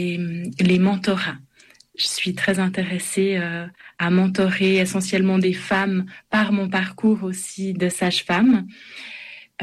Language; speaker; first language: French; native; French